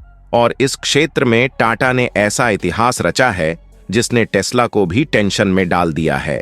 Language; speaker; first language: Hindi; native; Hindi